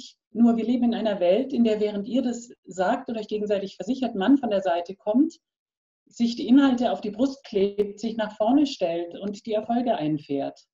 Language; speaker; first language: German; native; German